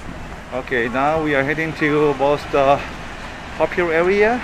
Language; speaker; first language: English; non-native, fluent; Korean